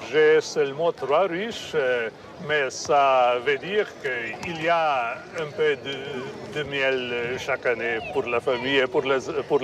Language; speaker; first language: French; non-native, fluent; Slovenian